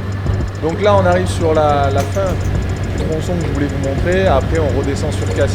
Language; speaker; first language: French; native; French